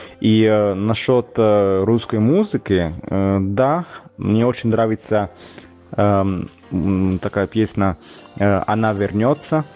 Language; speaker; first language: Russian; non-native, fluent; Italian